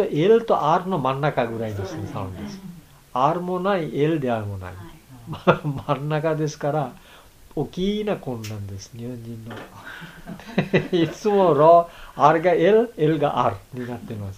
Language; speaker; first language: Japanese; non-native, learner; Bangla